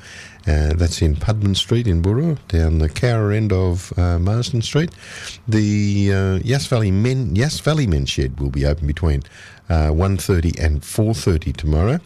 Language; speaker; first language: English; native; English